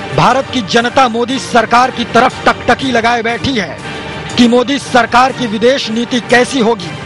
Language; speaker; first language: Hindi; native; Hindi